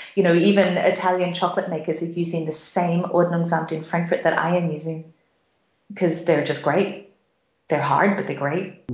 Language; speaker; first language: English; native; English